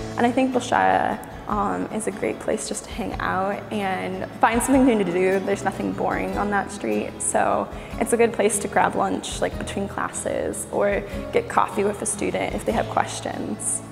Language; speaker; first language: English; native; English